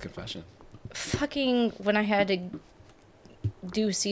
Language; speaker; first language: English; native; English